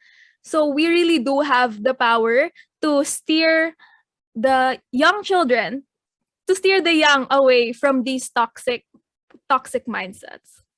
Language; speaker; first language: English; non-native, local second language; Filipino